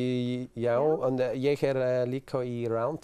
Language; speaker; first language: Icelandic; non-native, learner; German